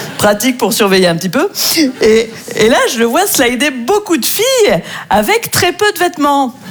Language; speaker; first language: French; native; French